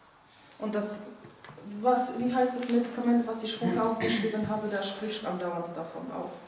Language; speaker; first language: German; non-native, fluent; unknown